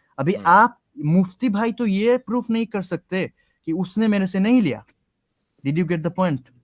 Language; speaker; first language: Hindi; non-native, fluent; Bangla